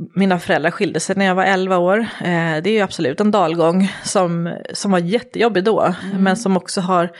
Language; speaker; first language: Swedish; native; Swedish